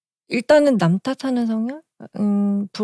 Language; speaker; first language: Korean; native; Korean